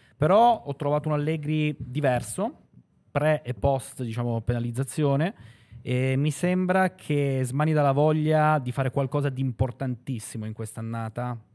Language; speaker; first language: Italian; native; Italian